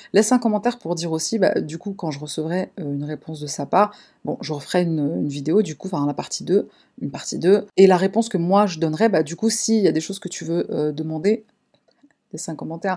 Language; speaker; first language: French; native; French